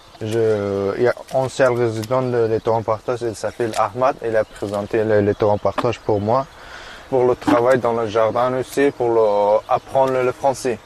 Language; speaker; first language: French; non-native, learner; Persian